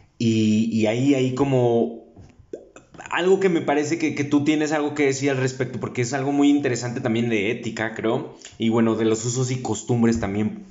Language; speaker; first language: Spanish; native; Spanish